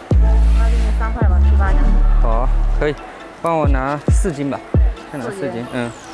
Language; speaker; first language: Chinese; non-native, fluent; Urdu